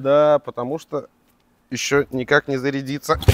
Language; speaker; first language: Russian; native; Russian